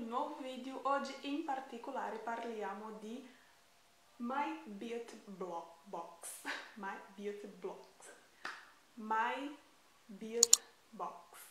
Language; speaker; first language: Italian; non-native, fluent; Portuguese